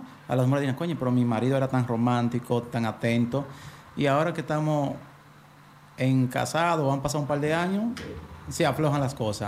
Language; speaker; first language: Spanish; native; Spanish